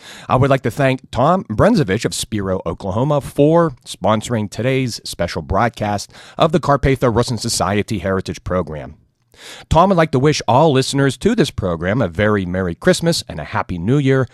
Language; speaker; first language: English; native; English